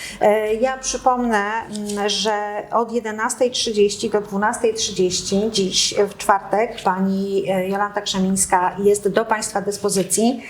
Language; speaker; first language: Polish; native; Polish